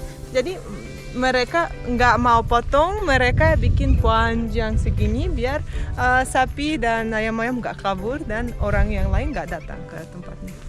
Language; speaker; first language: Indonesian; non-native, fluent; Russian